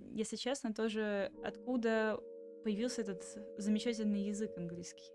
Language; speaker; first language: Russian; native; Russian